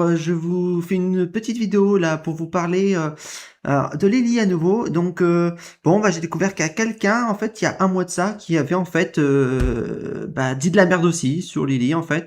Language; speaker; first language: French; native; French